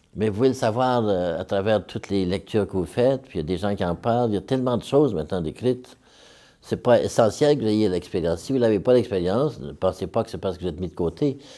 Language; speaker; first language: French; native; French